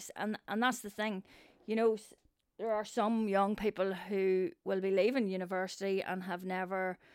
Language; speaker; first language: English; native; English